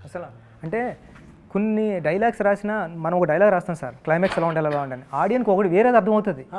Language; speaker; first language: Telugu; native; Telugu